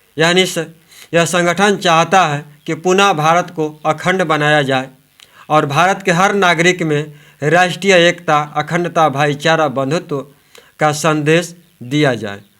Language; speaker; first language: Hindi; native; Hindi